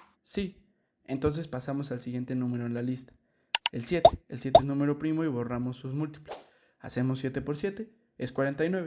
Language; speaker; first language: Spanish; native; Spanish